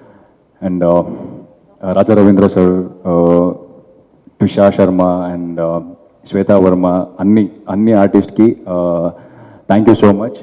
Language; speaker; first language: Telugu; non-native, fluent; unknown